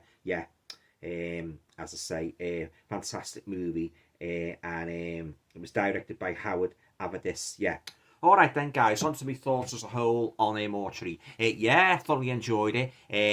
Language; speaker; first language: English; native; English